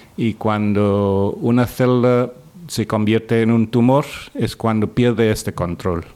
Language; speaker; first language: Spanish; non-native, fluent; English